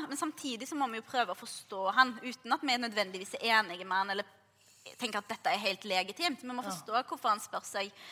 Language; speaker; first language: Norwegian; early bilingual, other home language; Arabic